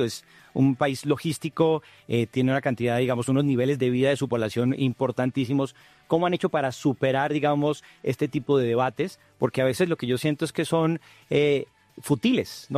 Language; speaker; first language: Spanish; native; Spanish